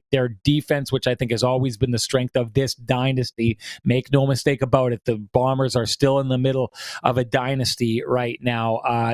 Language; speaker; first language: English; native; English